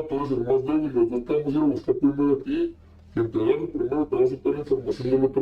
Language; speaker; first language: Spanish; native; Spanish